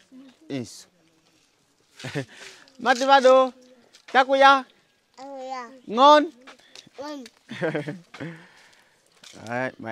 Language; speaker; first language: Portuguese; non-native, learner; Vietnamese